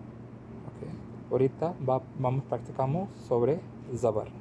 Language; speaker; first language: Spanish; non-native, learner; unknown